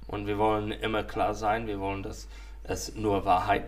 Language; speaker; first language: German; non-native, fluent; English